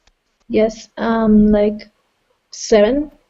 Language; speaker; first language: English; non-native, fluent; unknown